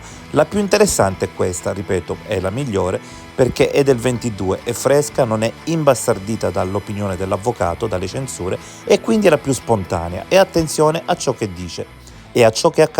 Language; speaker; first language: Italian; native; Italian